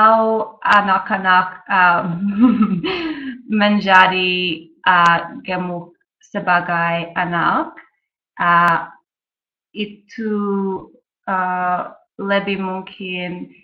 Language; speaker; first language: Indonesian; non-native, learner; English